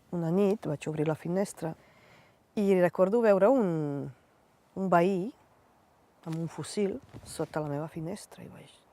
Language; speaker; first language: Catalan; non-native, fluent; Bosnian